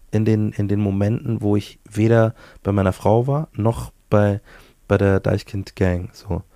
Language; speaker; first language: German; native; German